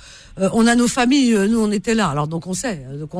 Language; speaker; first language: French; native; French